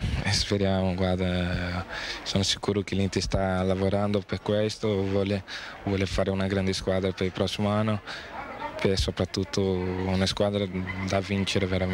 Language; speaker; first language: Italian; non-native, fluent; Portuguese